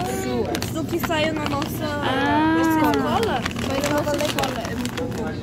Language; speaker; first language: Portuguese; early bilingual, heritage; Portuguese